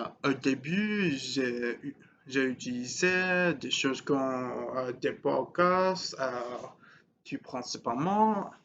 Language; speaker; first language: French; non-native, learner; English